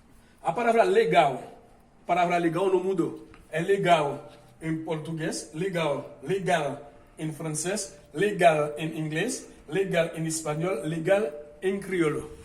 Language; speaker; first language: Portuguese; non-native, fluent; Haitian Creole